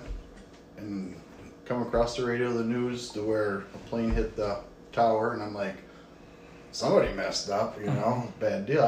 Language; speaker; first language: English; native; English